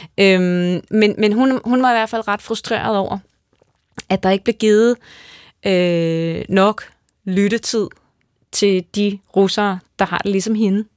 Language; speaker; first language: Danish; native; Danish